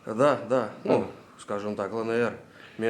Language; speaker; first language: Russian; native; Russian